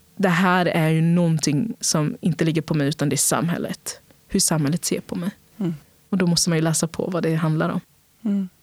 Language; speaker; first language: Swedish; early bilingual, other home language; Portuguese